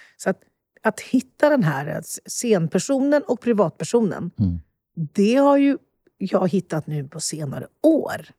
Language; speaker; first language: Swedish; early bilingual, other home language; Spanish